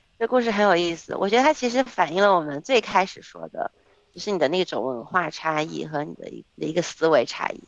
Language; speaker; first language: Chinese; native; Chinese